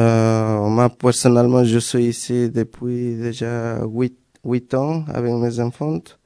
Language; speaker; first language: French; non-native, learner; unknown